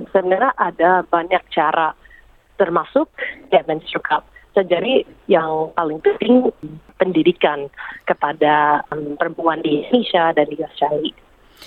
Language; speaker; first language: Indonesian; early bilingual, heritage; English